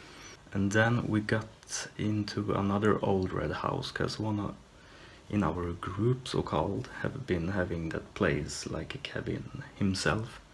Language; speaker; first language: English; non-native, fluent; Swedish